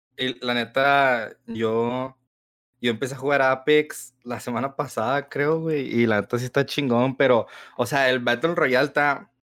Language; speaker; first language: Spanish; early bilingual, heritage; Spanish